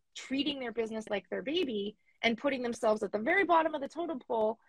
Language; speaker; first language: English; native; English